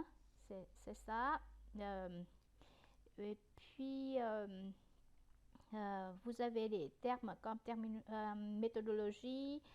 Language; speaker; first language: French; non-native, fluent; Vietnamese